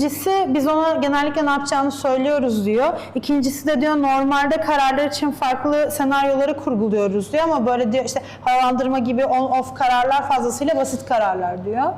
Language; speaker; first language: Turkish; native; Turkish